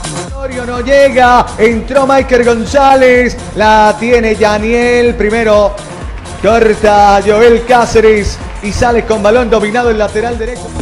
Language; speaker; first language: Spanish; native; Spanish